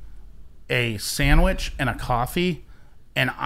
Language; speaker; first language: English; native; English